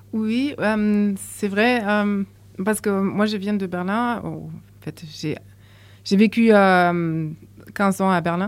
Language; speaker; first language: French; non-native, fluent; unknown